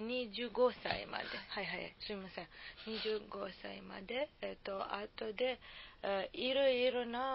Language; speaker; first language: Japanese; non-native, learner; Serbian